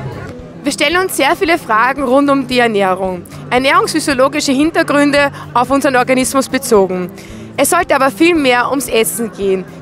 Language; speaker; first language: German; native; German